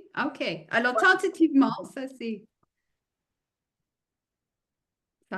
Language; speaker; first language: French; non-native, fluent; English